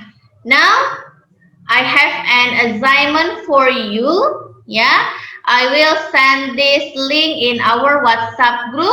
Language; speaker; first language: English; non-native, fluent; Indonesian